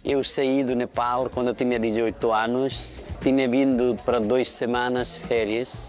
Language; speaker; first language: Portuguese; non-native, fluent; Nepali